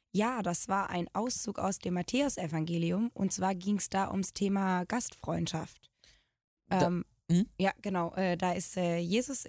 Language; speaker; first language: German; native; German